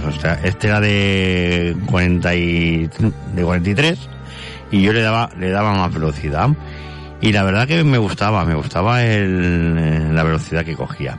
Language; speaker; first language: Spanish; native; Spanish